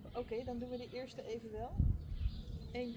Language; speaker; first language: Dutch; native; Dutch